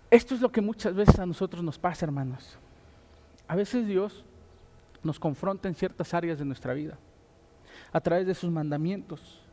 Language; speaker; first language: Spanish; native; Spanish